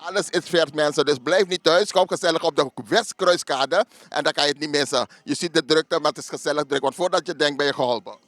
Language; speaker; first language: Dutch; native; Dutch